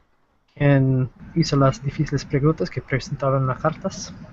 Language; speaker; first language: Spanish; non-native, fluent; English